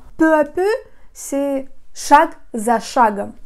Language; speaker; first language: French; non-native, fluent; Russian